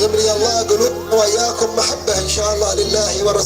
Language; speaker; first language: Arabic; native; Arabic